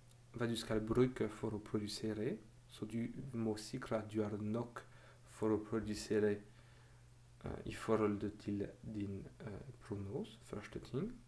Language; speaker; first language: Norwegian; non-native, fluent; French